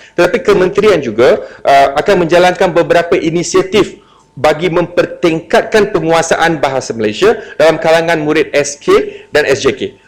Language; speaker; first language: Malay; native; Malay